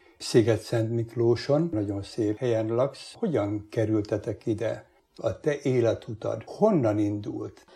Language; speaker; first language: Hungarian; native; Hungarian